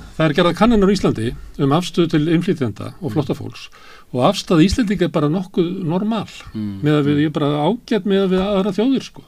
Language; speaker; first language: Icelandic; native; Icelandic